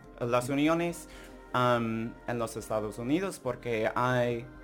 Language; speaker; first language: Spanish; non-native, learner; English